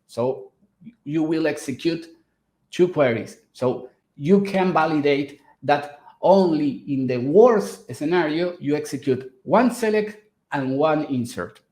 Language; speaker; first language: English; non-native, fluent; Spanish